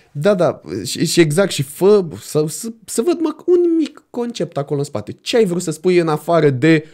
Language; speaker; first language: Romanian; native; Romanian